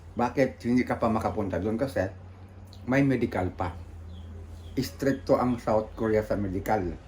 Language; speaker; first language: Filipino; native; Filipino